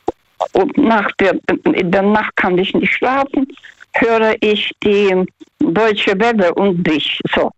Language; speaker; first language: German; non-native, fluent; Russian